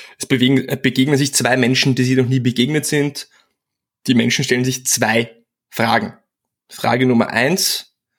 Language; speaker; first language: German; early bilingual, other home language; Czech